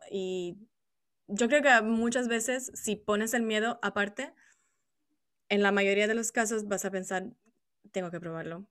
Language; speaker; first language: Spanish; non-native, fluent; Italian